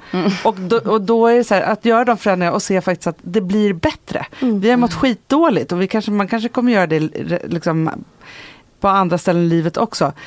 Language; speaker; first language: Swedish; native; Swedish